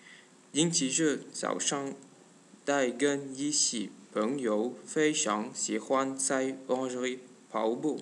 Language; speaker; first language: Chinese; non-native, learner; French